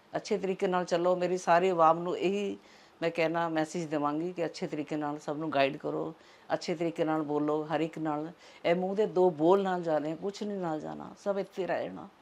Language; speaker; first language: Punjabi; native; Punjabi